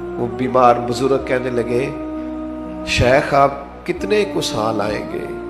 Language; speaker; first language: Urdu; non-native, local second language; Punjabi